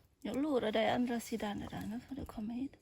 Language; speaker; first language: Swedish; non-native, learner; Thai